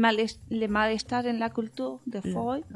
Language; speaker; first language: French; non-native, learner; Spanish